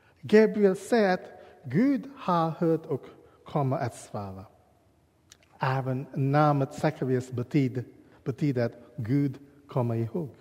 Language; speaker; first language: Swedish; non-native, learner; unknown